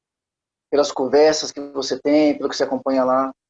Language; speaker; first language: Portuguese; native; Portuguese